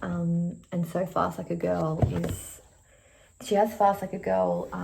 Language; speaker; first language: English; native; English